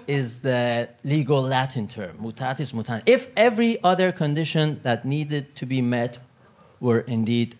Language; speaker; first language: English; non-native, fluent; Italian